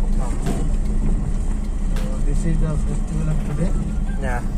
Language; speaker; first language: English; non-native, learner; Hindi